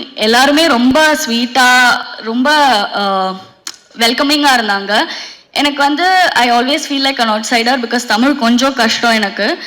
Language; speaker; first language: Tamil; non-native, fluent; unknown